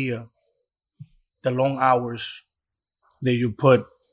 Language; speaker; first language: English; early bilingual, other home language; Spanish